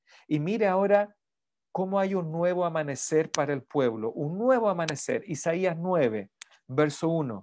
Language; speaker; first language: Spanish; native; Spanish